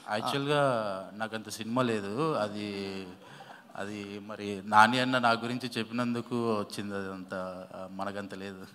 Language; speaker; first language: Telugu; native; Telugu